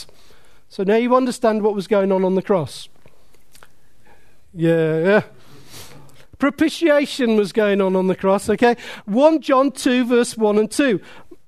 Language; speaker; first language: English; native; English